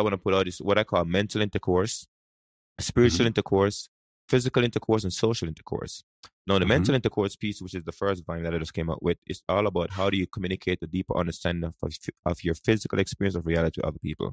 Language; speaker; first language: English; non-native, local second language; Jamaican Creole English